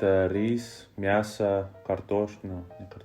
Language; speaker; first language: Russian; non-native, learner; Spanish